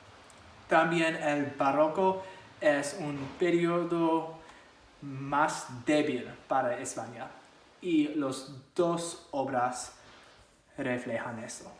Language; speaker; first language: Spanish; non-native, learner; English